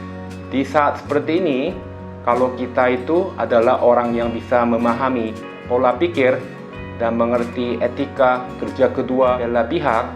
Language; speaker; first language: Indonesian; non-native, fluent; Korean